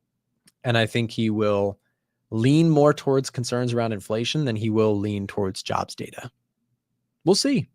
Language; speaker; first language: English; native; English